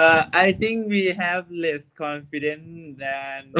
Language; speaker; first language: English; non-native, learner; Thai